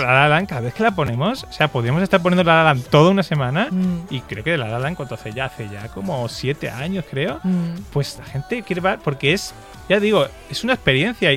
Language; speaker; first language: Spanish; native; Spanish